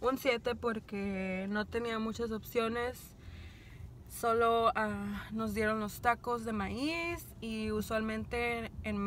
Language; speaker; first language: Spanish; early bilingual, heritage; Spanish